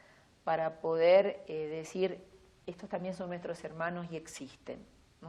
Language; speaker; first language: Spanish; native; Spanish